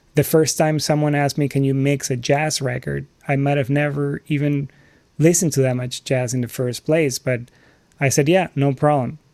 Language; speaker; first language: English; non-native, fluent; Spanish